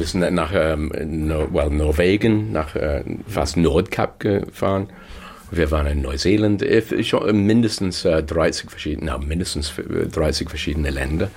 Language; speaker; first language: German; non-native, fluent; English